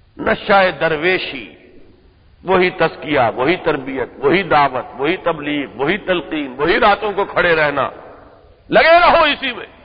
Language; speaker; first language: Urdu; native; Urdu